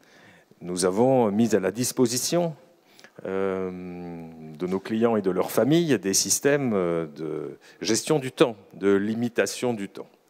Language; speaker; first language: French; native; French